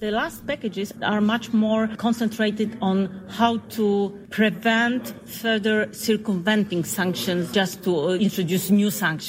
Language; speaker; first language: English; non-native, fluent; Polish